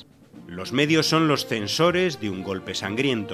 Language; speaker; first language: Spanish; native; Spanish